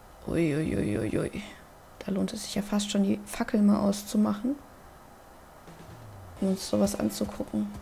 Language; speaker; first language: German; native; German